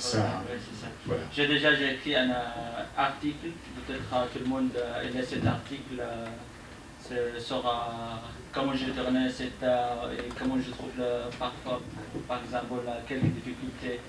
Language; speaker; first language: French; non-native, learner; Arabic